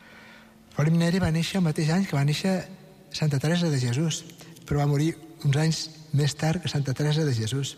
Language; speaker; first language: Catalan; native; Catalan